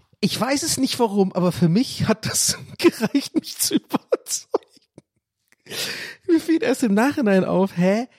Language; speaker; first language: German; non-native, fluent; English